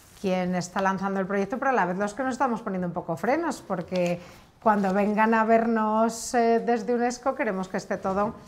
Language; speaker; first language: Spanish; native; Spanish